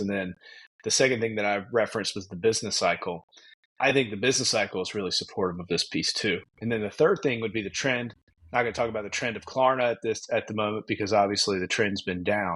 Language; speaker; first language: English; native; English